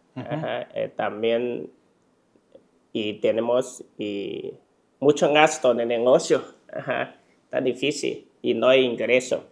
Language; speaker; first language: Spanish; non-native, learner; Chinese